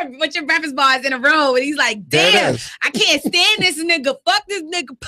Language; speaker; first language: English; native; English